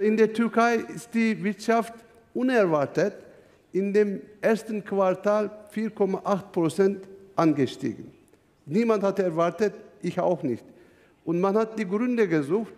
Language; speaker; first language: German; non-native, fluent; Turkish